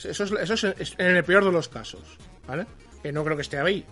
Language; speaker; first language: Spanish; native; Spanish